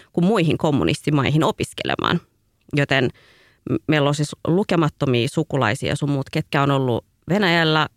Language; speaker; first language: Finnish; early bilingual, other home language; Tigrinya